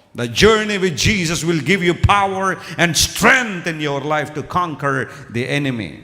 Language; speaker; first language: English; non-native, local second language; Telugu